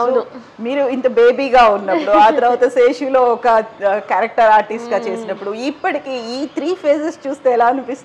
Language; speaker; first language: Telugu; native; Telugu